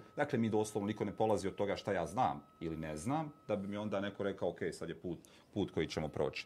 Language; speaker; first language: Bosnian; native; Bosnian